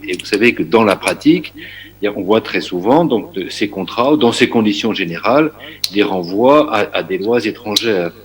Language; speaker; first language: French; native; French